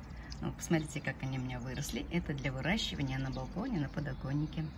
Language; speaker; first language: Russian; native; Russian